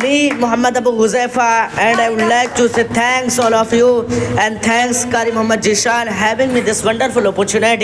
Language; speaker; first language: English; non-native, learner; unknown